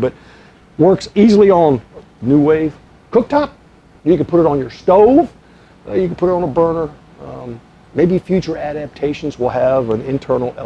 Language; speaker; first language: English; native; English